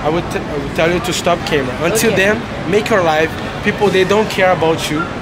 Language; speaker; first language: English; non-native, fluent; Portuguese